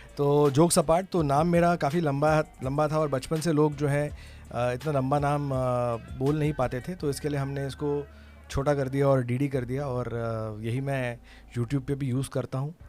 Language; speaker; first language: Hindi; non-native, local second language; Tamil